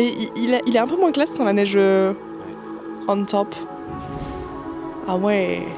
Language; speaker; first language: French; native; French